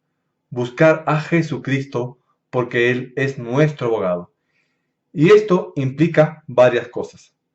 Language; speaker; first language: Spanish; native; Spanish